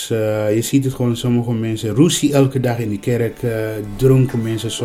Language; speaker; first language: Dutch; non-native, learner; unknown